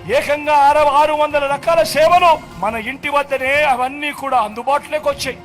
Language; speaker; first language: Telugu; native; Telugu